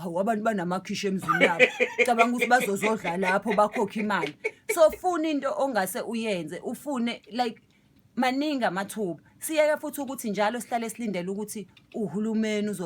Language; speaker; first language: Zulu; native; Zulu